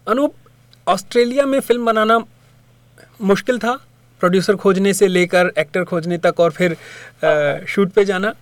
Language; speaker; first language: Hindi; native; Hindi